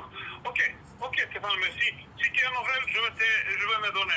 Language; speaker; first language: French; non-native, learner; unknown